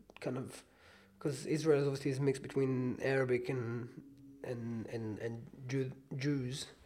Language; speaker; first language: English; non-native, fluent; Hebrew